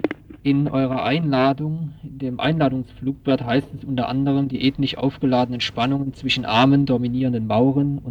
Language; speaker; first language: German; native; German